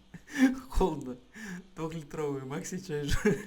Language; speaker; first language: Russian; non-native, local second language; Kazakh